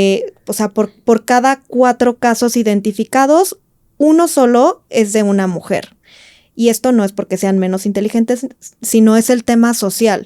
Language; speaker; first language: Spanish; native; Spanish